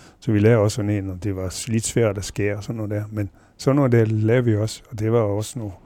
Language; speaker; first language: Danish; non-native, fluent; French